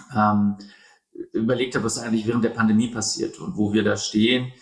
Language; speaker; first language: German; native; German